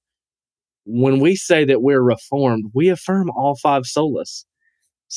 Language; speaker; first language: English; native; English